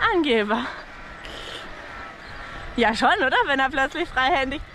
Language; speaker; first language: German; native; German